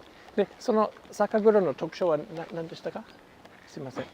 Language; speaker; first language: Japanese; non-native, learner; English